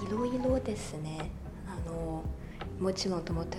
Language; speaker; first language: Japanese; non-native, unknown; Chinese